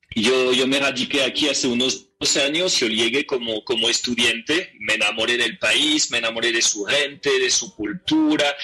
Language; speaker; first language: Spanish; non-native, fluent; French